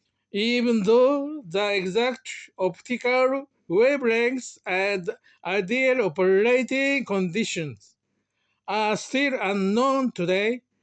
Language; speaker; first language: English; non-native, learner; Japanese